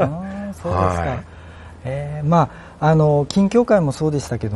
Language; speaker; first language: Japanese; native; Japanese